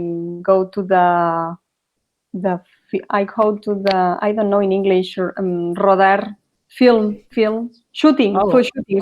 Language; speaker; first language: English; non-native, learner; Spanish